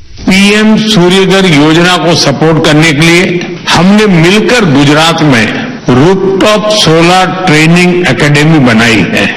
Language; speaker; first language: Hindi; non-native, local second language; Gujarati